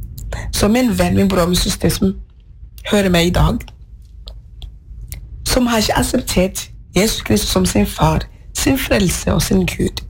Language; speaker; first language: Norwegian; non-native, fluent; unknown